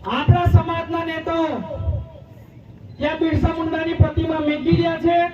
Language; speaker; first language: Gujarati; non-native, local second language; Bhili